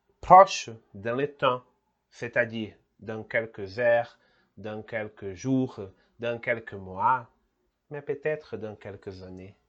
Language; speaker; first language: French; non-native, learner; Portuguese